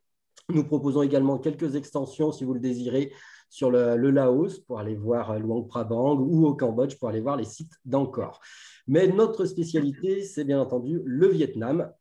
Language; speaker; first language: French; native; French